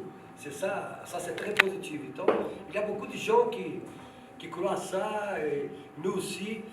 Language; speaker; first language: French; non-native, fluent; Portuguese